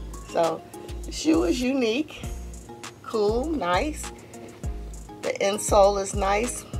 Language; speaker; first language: English; native; English